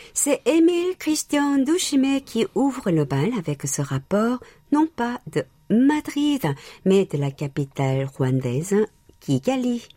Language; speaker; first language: French; non-native, fluent; Korean